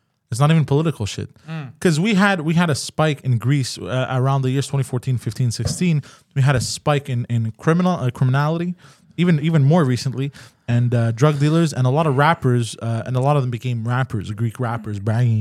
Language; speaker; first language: English; native; English